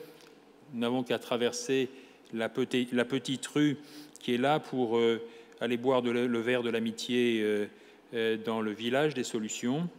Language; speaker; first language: French; native; French